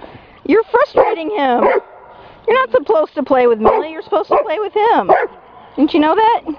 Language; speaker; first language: English; native; English